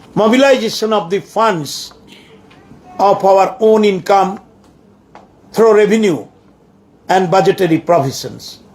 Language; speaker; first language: English; non-native, local second language; Bangla